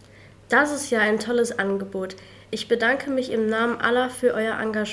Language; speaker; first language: German; native; German